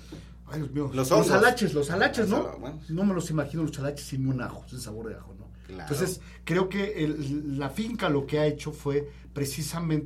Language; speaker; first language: Spanish; native; Spanish